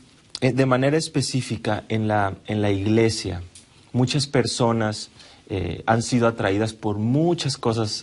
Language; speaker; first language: Spanish; native; Spanish